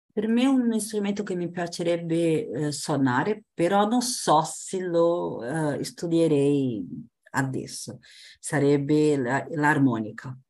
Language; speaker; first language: Italian; non-native, fluent; Portuguese